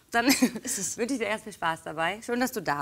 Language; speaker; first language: German; native; German